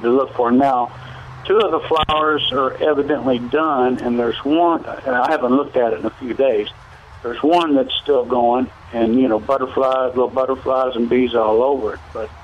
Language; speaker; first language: English; native; English